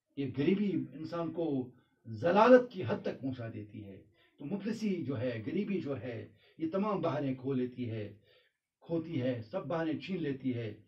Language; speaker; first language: Urdu; non-native, local second language; Kashmiri